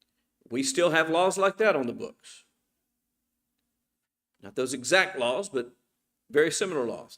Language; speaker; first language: English; native; English